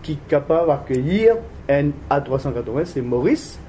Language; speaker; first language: French; non-native, local second language; Morisyen